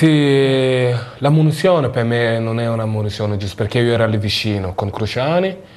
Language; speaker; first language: Italian; non-native, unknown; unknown